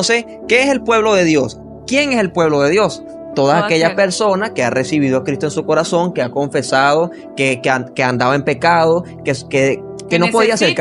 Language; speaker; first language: Spanish; native; Spanish